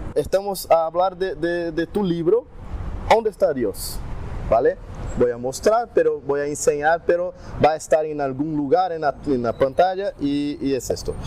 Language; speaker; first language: Spanish; non-native, fluent; Portuguese